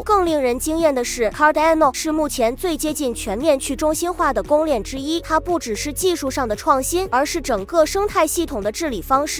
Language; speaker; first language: Chinese; native; Chinese